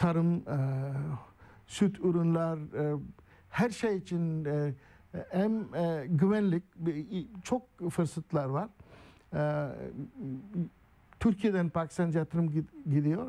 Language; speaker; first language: Turkish; non-native, learner; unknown